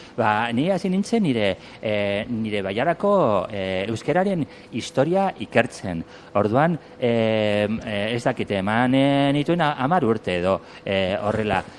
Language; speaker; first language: Basque; non-native, local second language; Spanish